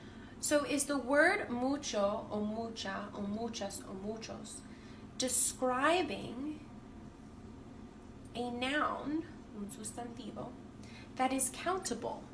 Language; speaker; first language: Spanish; non-native, fluent; English